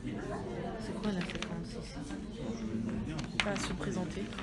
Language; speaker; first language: French; non-native, learner; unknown